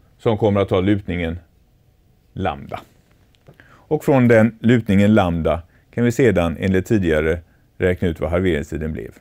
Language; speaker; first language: Swedish; native; Swedish